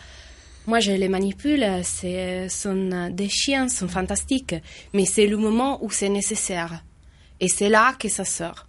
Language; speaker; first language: French; non-native, fluent; Italian